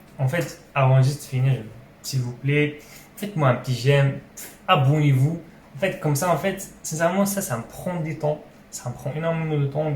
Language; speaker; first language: French; non-native, local second language; Arabic